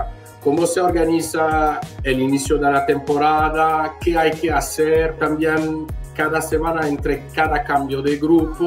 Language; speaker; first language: Spanish; non-native, fluent; French